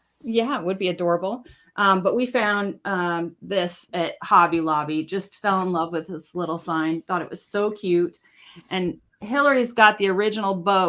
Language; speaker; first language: English; native; English